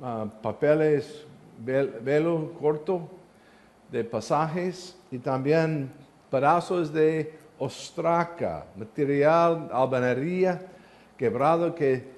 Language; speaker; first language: Spanish; non-native, learner; English